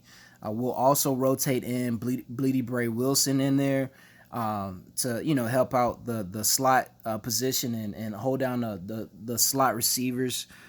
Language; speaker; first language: English; native; English